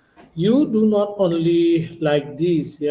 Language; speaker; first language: English; non-native, local second language; Indonesian